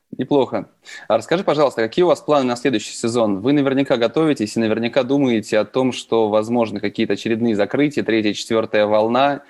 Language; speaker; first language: Russian; native; Russian